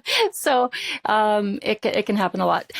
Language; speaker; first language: English; native; English